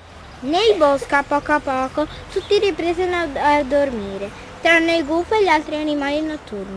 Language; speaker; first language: Italian; native; Italian